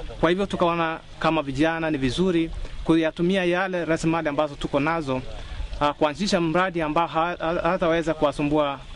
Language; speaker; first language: Swahili; non-native, local second language; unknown